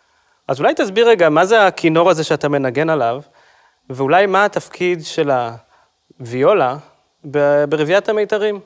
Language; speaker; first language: Hebrew; native; Hebrew